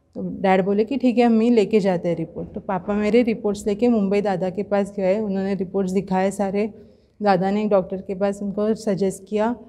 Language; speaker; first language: Hindi; non-native, local second language; Marathi